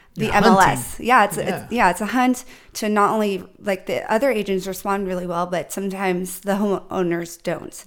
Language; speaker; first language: English; native; English